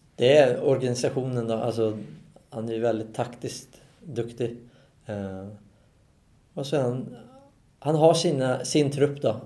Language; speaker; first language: Swedish; native; Swedish